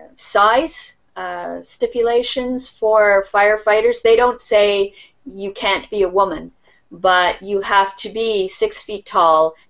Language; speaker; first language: English; native; English